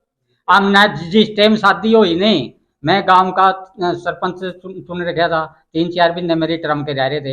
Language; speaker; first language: Hindi; non-native, local second language; Haryanvi